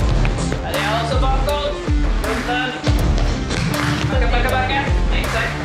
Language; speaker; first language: Swedish; native; Swedish